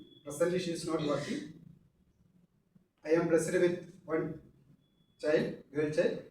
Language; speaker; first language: English; non-native, local second language; Malayalam